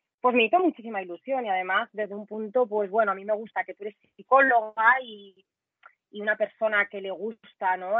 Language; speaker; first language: Spanish; native; Spanish